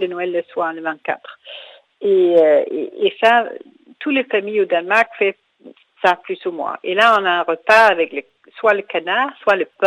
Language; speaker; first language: French; non-native, fluent; Danish